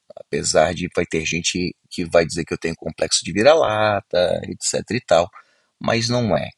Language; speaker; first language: Portuguese; native; Portuguese